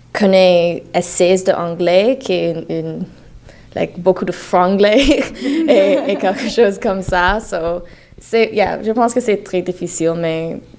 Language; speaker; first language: French; non-native, learner; English